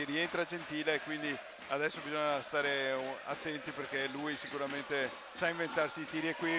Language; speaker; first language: Italian; native; Italian